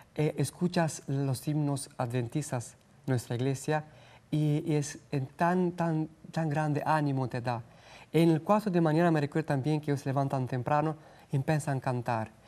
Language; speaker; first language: Spanish; non-native, fluent; Romanian